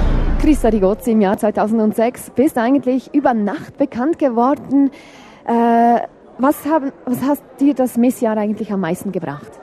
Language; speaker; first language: German; native; German